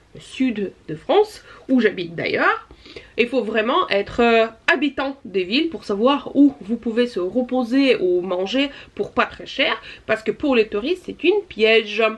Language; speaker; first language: French; non-native, fluent; Russian